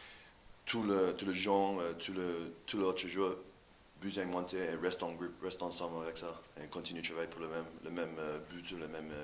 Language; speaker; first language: French; non-native, learner; English